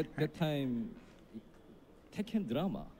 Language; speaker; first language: English; non-native, learner; Korean